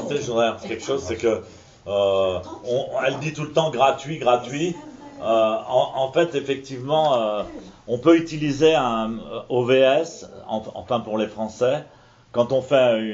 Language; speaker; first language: French; native; French